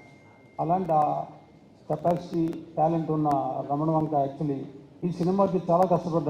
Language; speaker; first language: Telugu; native; Telugu